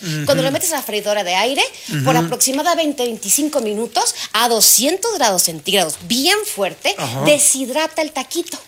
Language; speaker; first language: Spanish; native; Spanish